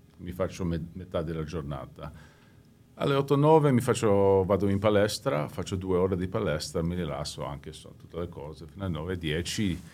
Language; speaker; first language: Italian; early bilingual, heritage; English